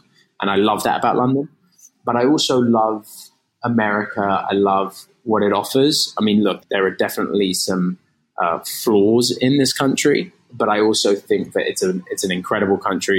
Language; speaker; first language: English; native; English